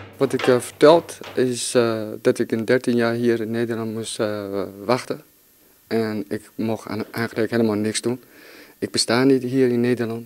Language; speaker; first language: Dutch; non-native, fluent; Persian